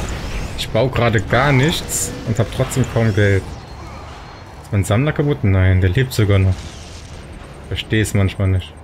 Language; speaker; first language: German; native; German